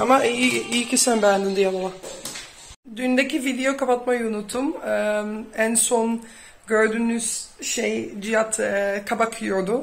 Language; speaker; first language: Turkish; early bilingual, heritage; Dutch